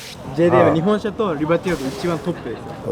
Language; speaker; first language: Japanese; non-native, fluent; Indonesian